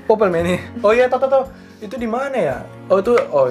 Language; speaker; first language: Indonesian; native; Indonesian